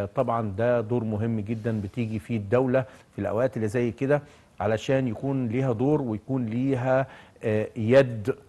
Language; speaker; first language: Arabic; native; Arabic